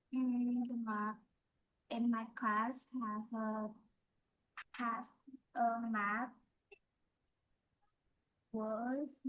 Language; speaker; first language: English; non-native, learner; Vietnamese